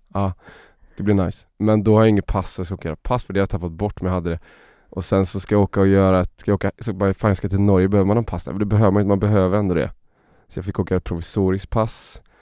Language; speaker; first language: Swedish; native; Swedish